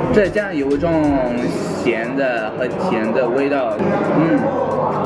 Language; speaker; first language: Chinese; non-native, fluent; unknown